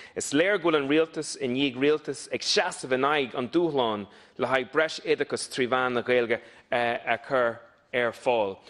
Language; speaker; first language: Irish; non-native, local second language; English